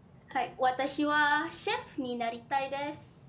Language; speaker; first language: Japanese; non-native, learner; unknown